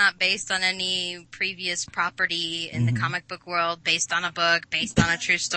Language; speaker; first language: English; native; English